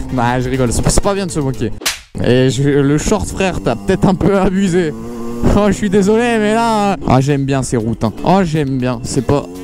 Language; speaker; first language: French; native; French